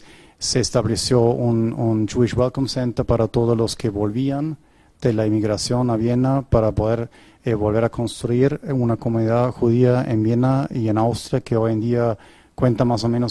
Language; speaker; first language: Spanish; non-native, fluent; German